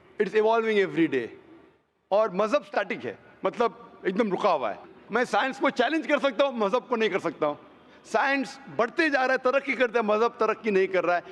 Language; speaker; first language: Hindi; non-native, local second language; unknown